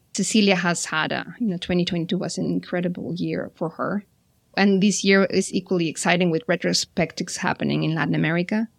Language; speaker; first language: English; non-native, fluent; Spanish